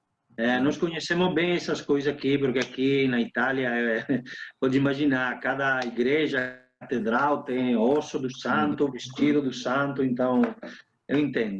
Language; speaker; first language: Portuguese; non-native, fluent; Italian